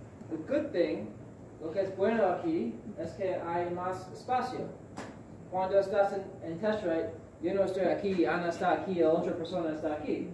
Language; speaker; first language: Spanish; non-native, learner; English